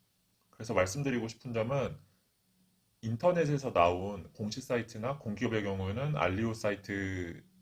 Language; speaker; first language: Korean; native; Korean